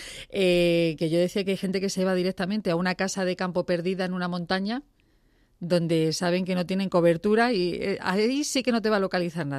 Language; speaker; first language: Spanish; native; Spanish